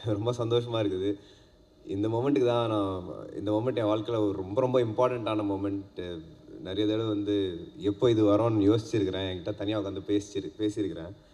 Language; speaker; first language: Tamil; native; Tamil